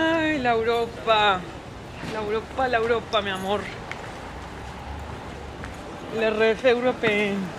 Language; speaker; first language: French; non-native, learner; Spanish